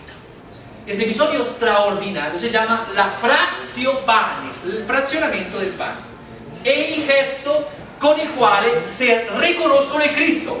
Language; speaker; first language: Spanish; non-native, fluent; Italian